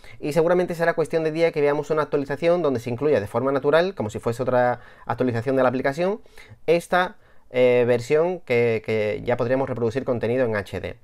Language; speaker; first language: Spanish; native; Spanish